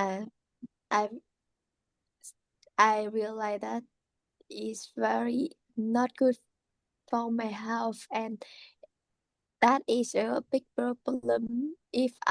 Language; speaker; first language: English; non-native, learner; Vietnamese